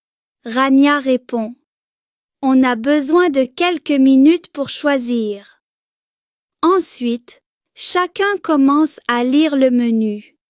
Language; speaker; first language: French; non-native, local second language; Arabic